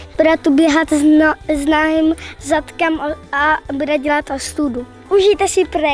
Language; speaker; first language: Czech; native; Czech